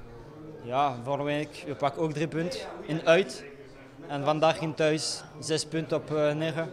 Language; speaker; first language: Dutch; non-native, learner; Italian